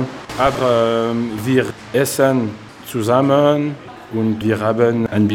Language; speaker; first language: German; non-native, learner; French